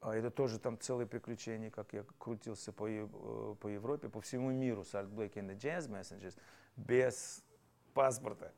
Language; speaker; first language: Russian; native; Russian